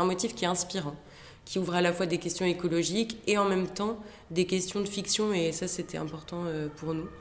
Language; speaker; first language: French; native; French